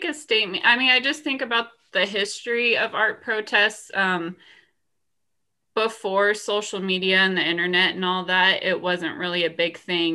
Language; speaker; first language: English; native; English